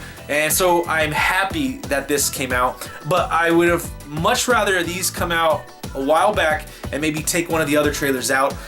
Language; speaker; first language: English; native; English